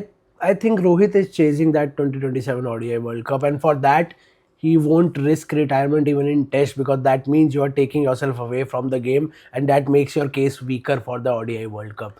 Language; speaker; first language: English; non-native, local second language; Hindi